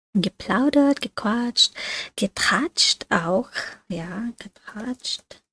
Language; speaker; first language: German; non-native, fluent; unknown